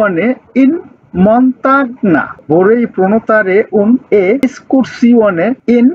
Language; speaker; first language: Italian; non-native, fluent; Bangla